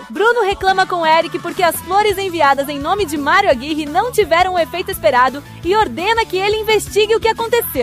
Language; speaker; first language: Portuguese; native; Portuguese